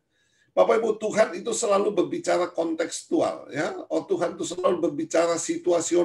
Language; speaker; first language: Indonesian; native; Indonesian